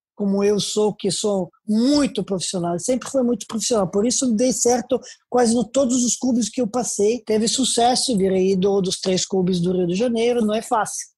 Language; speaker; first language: Portuguese; non-native, fluent; Serbian